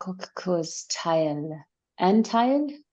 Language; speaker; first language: German; non-native, learner; English